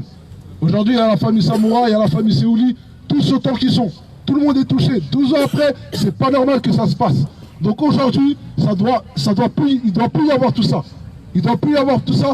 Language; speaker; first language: French; native; French